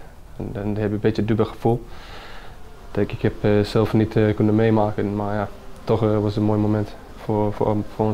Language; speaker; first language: Dutch; non-native, fluent; Finnish